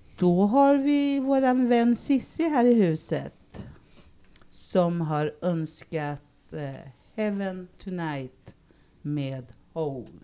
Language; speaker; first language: Swedish; early bilingual, other home language; Spanish